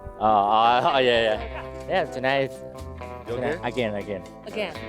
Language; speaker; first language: English; non-native, learner; Thai